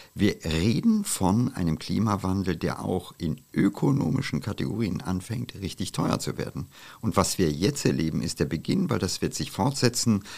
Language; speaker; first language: German; non-native, fluent; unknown